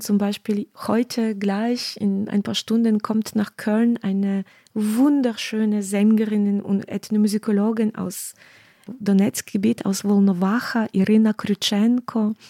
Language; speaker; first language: German; non-native, fluent; Ukrainian